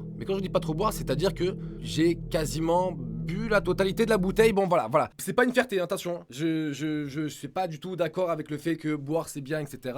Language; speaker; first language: French; native; French